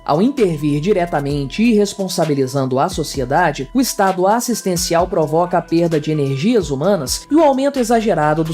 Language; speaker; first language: Portuguese; native; Portuguese